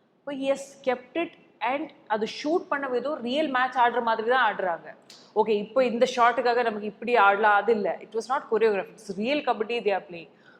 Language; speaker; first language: Tamil; non-native, local second language; Malayalam